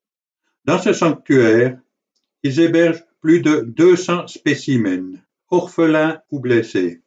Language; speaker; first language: French; native; French